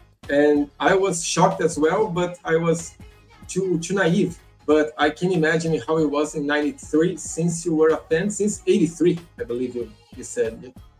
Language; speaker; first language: English; non-native, fluent; Portuguese